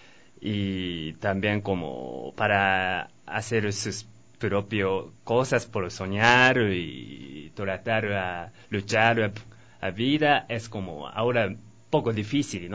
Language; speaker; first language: Spanish; non-native, learner; Japanese